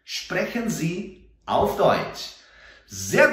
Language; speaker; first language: German; non-native, fluent; Portuguese